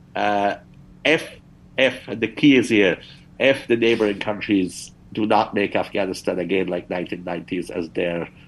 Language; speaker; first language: English; early bilingual, other home language; Persian